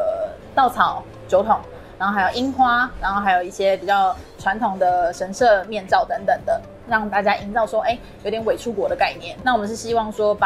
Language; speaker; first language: Chinese; native; Chinese